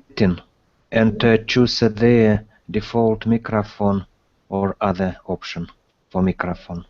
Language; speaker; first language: English; non-native, learner; Russian